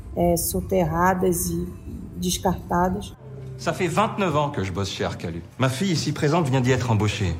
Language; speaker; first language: Portuguese; native; Portuguese